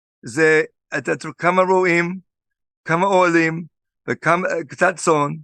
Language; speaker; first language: Hebrew; non-native, fluent; English